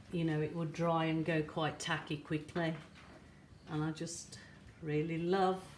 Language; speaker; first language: English; native; English